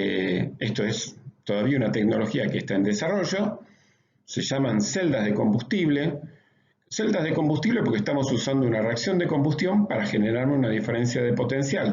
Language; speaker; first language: Spanish; native; Spanish